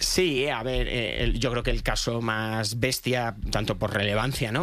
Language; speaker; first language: Spanish; native; Spanish